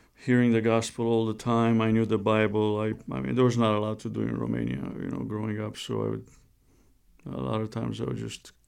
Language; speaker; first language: English; non-native, fluent; Romanian